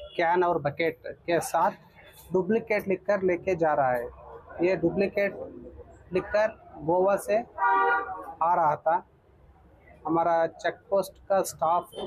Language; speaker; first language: Hindi; non-native, local second language; Kannada